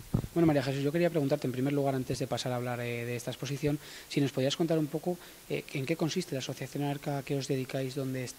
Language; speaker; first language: Spanish; native; Spanish